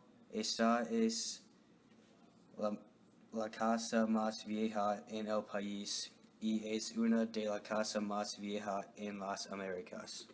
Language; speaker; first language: Spanish; non-native, learner; English